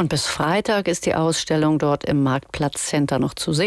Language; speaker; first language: German; native; German